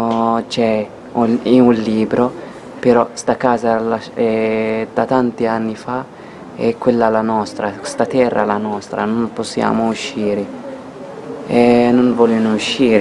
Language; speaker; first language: Italian; non-native, learner; Arabic